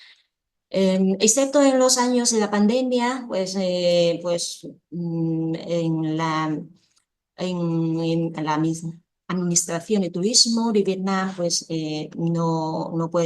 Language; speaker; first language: Spanish; non-native, fluent; Vietnamese